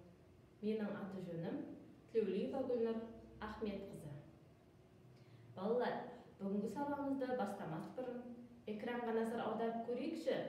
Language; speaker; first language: Kazakh; native; Kazakh